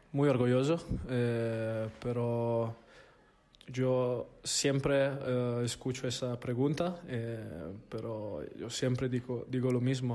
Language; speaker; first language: Spanish; non-native, learner; Italian